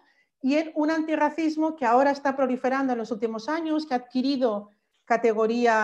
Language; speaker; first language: Spanish; native; Spanish